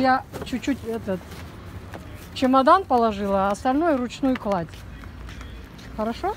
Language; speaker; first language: Russian; native; Russian